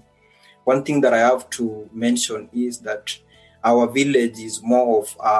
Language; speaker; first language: English; non-native, local second language; Luyia